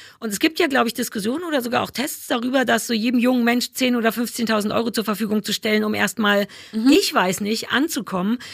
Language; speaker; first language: German; native; German